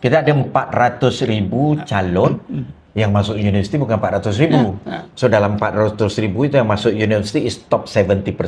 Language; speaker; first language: Malay; native; Malay